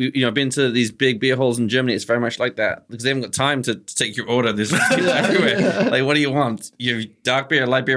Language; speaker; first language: English; native; English